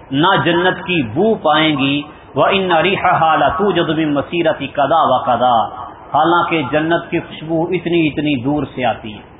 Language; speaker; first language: Urdu; non-native, local second language; Punjabi